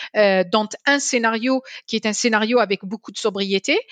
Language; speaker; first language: French; non-native, local second language; Arabic